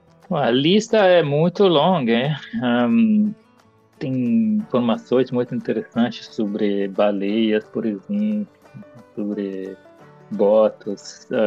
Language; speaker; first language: Portuguese; non-native, fluent; Italian